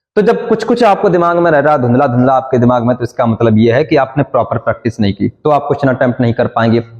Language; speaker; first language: Hindi; native; Hindi